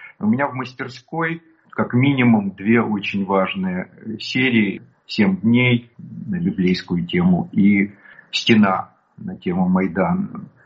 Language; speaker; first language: Russian; native; Russian